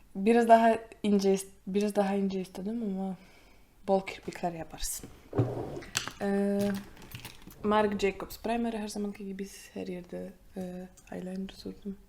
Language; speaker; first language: Turkish; non-native, fluent; Polish